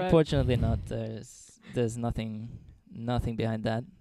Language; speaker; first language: English; non-native, fluent; Finnish